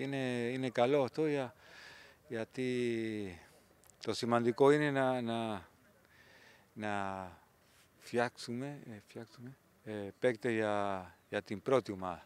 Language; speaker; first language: Greek; non-native, learner; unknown